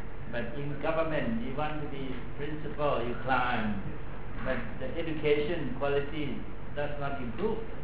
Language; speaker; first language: English; non-native, fluent; Thai